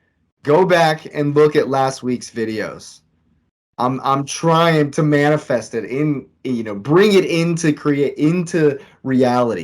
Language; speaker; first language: English; native; English